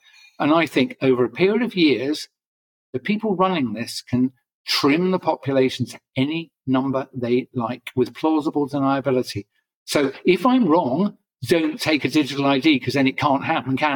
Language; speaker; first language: English; native; English